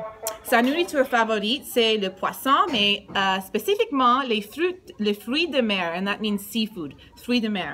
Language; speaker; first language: French; non-native, learner; English